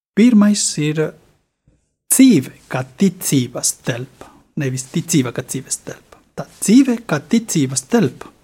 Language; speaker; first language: Latvian; non-native, fluent; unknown